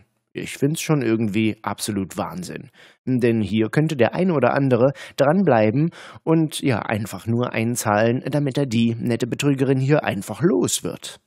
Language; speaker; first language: German; native; German